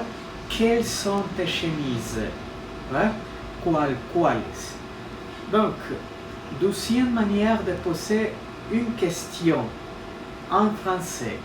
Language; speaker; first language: French; non-native, fluent; Spanish